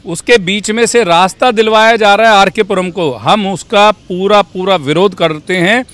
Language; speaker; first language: Hindi; native; Hindi